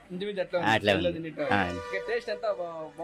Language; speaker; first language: Telugu; native; Telugu